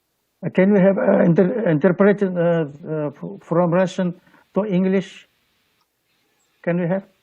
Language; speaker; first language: English; non-native, learner; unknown